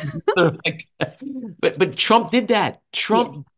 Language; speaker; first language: English; native; English